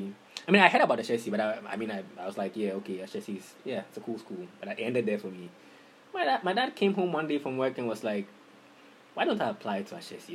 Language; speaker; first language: English; non-native, local second language; Akan